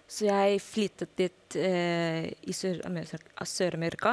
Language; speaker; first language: Norwegian; non-native, fluent; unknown